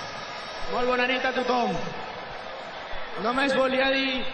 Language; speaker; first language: Catalan; non-native, local second language; Spanish